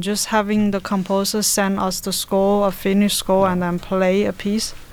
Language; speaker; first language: English; non-native, learner; Chinese